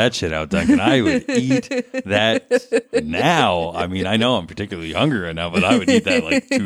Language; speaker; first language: English; native; English